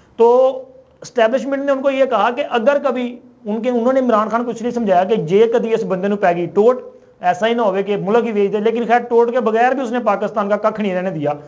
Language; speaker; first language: Urdu; non-native, local second language; Punjabi